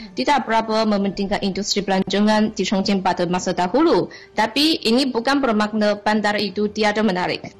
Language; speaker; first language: Malay; non-native, fluent; Chinese